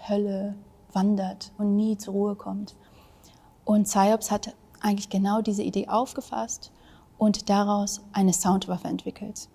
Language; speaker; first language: German; early bilingual, other home language; Vietnamese